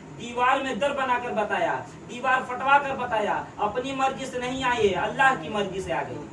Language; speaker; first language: Urdu; native; Urdu